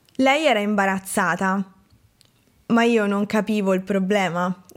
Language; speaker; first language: Italian; native; Italian